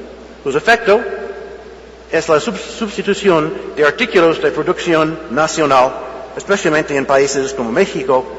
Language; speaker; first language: Spanish; non-native, fluent; English